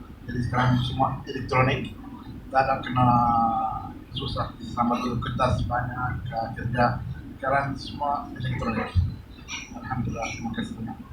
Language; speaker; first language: Indonesian; non-native, learner; Arabic